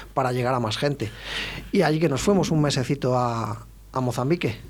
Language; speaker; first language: Spanish; native; Spanish